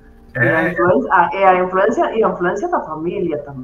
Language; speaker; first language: Portuguese; non-native, fluent; Spanish